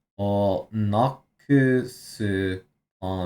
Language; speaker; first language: Japanese; non-native, learner; English